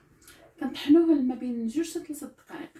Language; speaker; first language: Arabic; native; Arabic